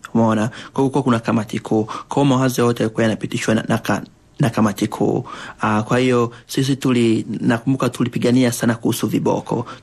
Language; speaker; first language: Swahili; native; Swahili